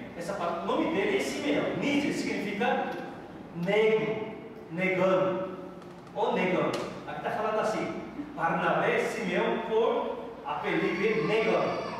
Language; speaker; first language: Portuguese; non-native, fluent; Korean